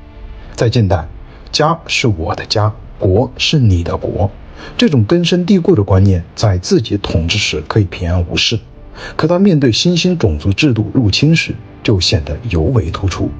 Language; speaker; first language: Chinese; native; Chinese